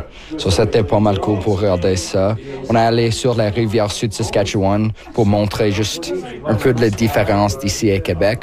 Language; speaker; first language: French; non-native, local second language; English